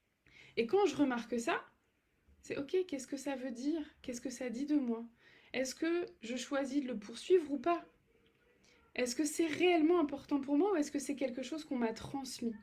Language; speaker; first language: French; native; French